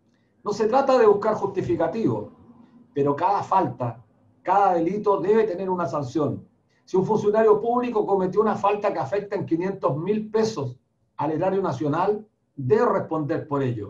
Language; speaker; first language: Spanish; native; Spanish